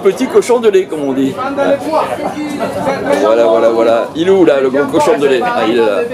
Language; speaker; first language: French; native; French